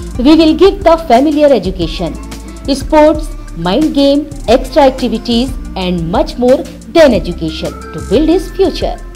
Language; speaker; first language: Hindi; native; Hindi